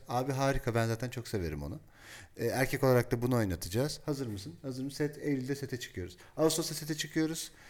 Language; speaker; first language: Turkish; native; Turkish